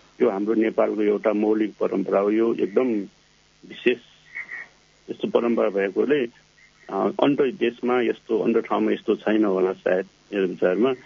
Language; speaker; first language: Nepali; non-native, local second language; Newari